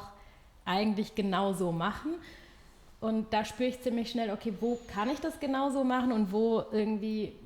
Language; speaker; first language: German; native; German